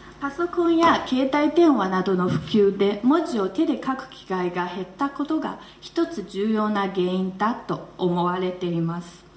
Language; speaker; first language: Japanese; non-native, fluent; Chinese